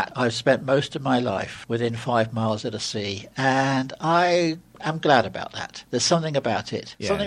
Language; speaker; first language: English; native; English